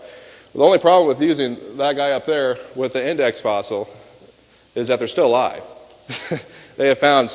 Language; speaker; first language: English; native; English